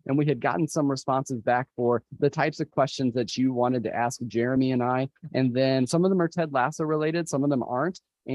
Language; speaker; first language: English; native; English